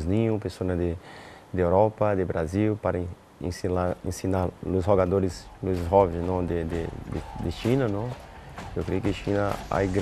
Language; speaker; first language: Spanish; non-native, learner; Portuguese